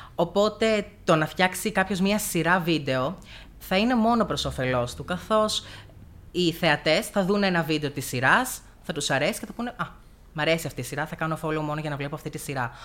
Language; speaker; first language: Greek; native; Greek